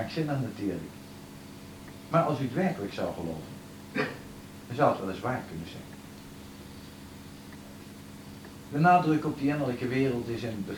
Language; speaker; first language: Dutch; native; Dutch